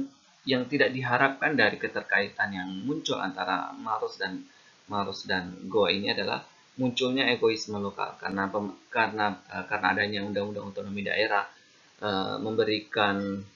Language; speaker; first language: Indonesian; native; Indonesian